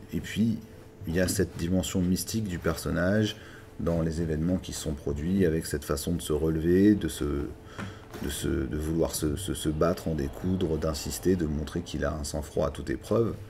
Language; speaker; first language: French; native; French